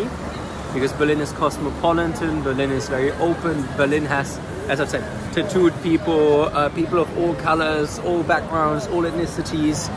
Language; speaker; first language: English; non-native, fluent; German